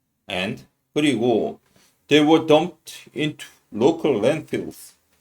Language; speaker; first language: English; non-native, fluent; Korean